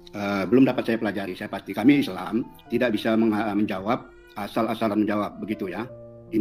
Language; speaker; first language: Indonesian; native; Indonesian